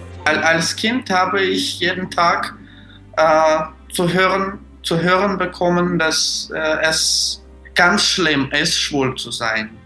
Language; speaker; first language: German; non-native, fluent; Russian